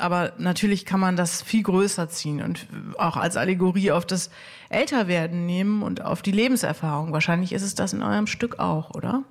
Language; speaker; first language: German; native; German